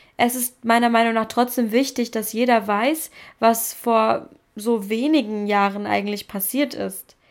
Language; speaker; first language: German; native; German